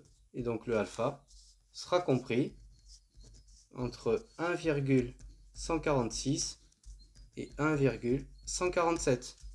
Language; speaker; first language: French; native; French